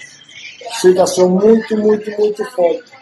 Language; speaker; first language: Portuguese; non-native, learner; Spanish